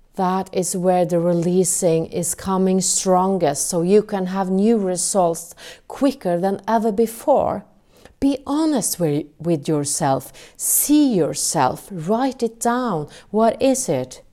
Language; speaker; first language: English; non-native, fluent; Norwegian